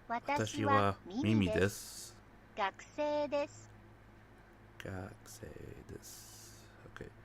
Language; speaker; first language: Japanese; non-native, learner; English